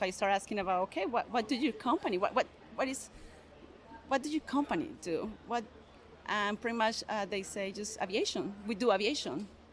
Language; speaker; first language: English; non-native, fluent; Spanish